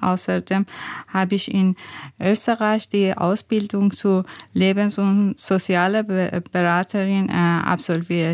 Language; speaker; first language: German; non-native, learner; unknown